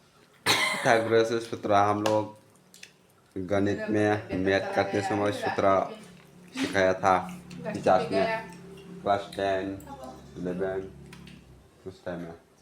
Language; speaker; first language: Hindi; non-native, local second language; Kok Borok